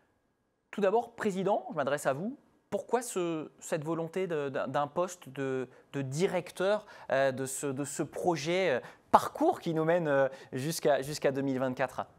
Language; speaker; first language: French; native; French